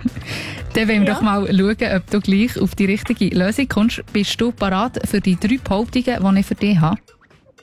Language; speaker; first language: German; native; German